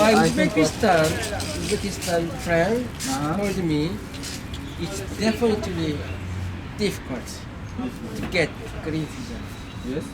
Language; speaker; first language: English; non-native, learner; Korean